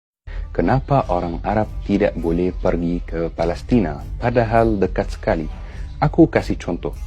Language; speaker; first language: Indonesian; non-native, fluent; Arabic